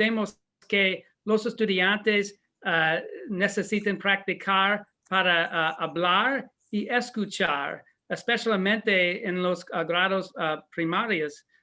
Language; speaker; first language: Spanish; non-native, learner; English